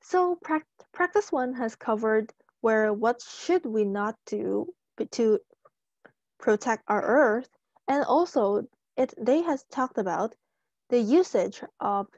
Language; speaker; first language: English; non-native, local second language; Chinese